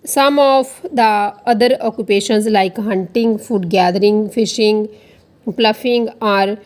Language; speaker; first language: English; non-native, local second language; Punjabi